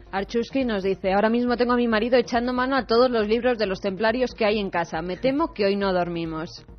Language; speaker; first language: Spanish; native; Spanish